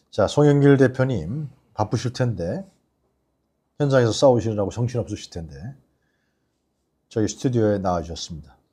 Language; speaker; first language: Korean; native; Korean